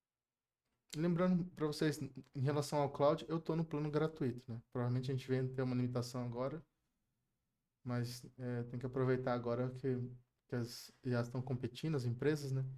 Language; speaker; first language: Portuguese; native; Portuguese